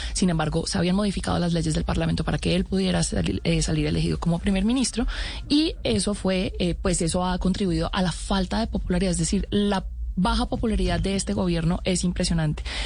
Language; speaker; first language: Spanish; native; Spanish